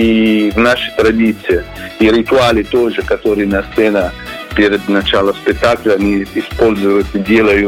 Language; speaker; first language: Russian; non-native, learner; Italian